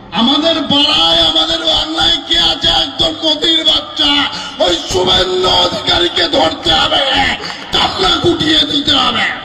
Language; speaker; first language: Bangla; non-native, local second language; Santali